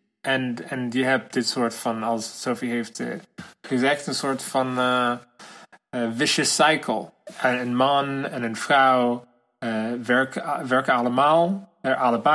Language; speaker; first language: Dutch; non-native, learner; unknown